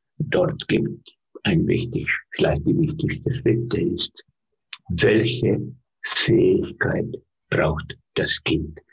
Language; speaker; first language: German; non-native, learner; Finnish